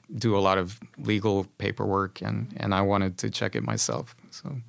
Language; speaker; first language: English; non-native, fluent; Spanish